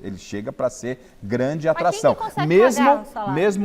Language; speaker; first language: Portuguese; native; Portuguese